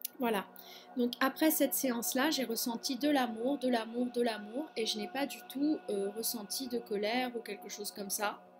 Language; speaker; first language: French; non-native, fluent; Spanish